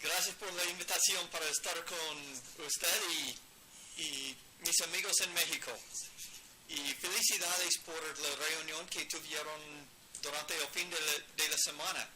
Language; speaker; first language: Spanish; non-native, learner; English